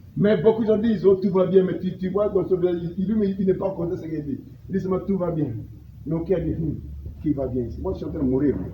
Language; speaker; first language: French; non-native, local second language; Lingala